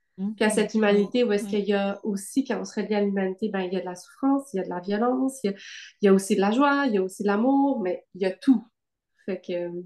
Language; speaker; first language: French; native; French